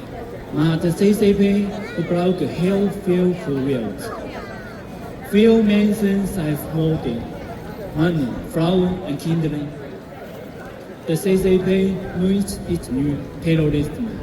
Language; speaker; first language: Dutch; non-native, fluent; Cantonese